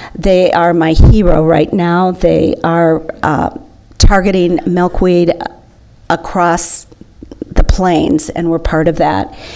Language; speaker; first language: English; native; English